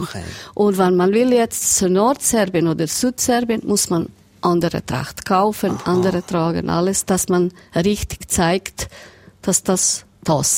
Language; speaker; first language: German; non-native, learner; Serbian